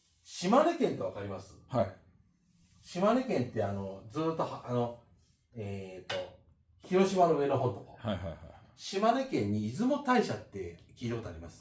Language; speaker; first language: Japanese; native; Japanese